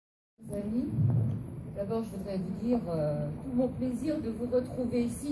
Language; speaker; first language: French; native; French